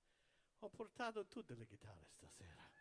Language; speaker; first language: Italian; early bilingual, heritage; English